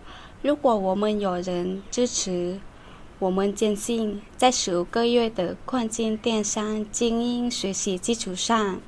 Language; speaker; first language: Chinese; non-native, learner; Lao